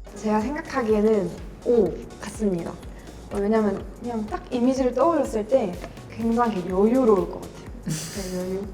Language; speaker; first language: Korean; native; Korean